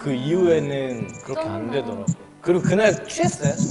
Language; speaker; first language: Korean; native; Korean